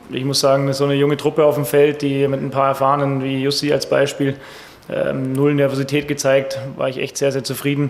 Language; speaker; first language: German; native; German